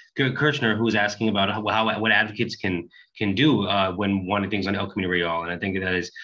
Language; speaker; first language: English; native; English